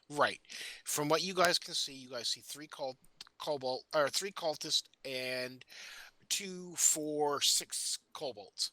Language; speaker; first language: English; native; English